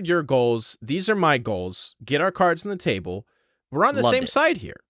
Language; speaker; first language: English; native; English